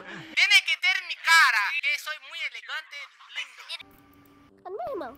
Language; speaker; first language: Spanish; non-native, learner; Portuguese